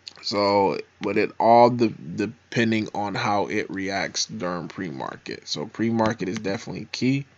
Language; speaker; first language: English; native; English